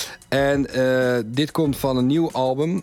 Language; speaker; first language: Dutch; native; Dutch